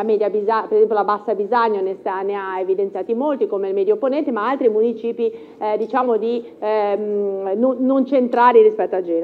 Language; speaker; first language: Italian; native; Italian